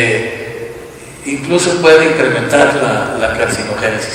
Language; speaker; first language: Spanish; native; Spanish